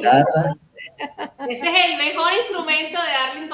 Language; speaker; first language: Spanish; native; Spanish